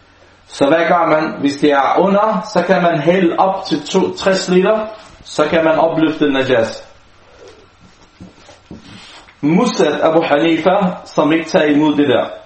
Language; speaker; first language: Danish; non-native, local second language; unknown